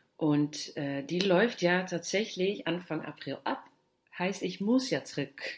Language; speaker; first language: German; non-native, fluent; Dutch